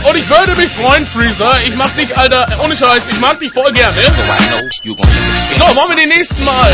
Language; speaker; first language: German; native; German